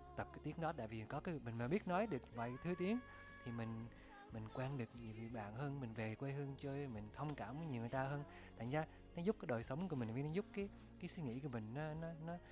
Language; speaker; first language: Vietnamese; early bilingual, heritage; Vietnamese